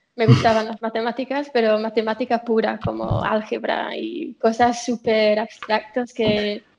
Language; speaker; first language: Spanish; non-native, fluent; English